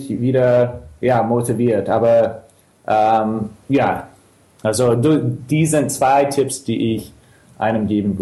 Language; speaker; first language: German; non-native, fluent; English